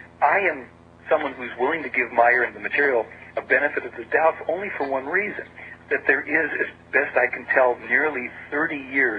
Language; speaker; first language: English; native; English